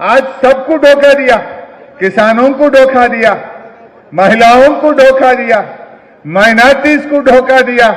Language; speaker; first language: Hindi; non-native, local second language; Telugu